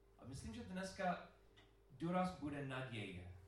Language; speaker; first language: Czech; non-native, learner; English